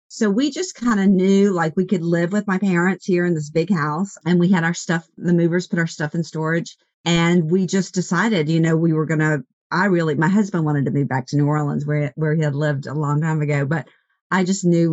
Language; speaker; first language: English; native; English